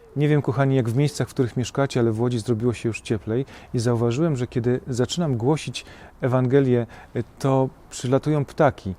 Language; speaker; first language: Polish; native; Polish